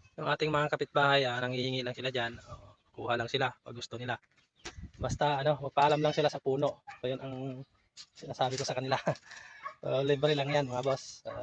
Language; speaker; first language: Filipino; non-native, local second language; Cebuano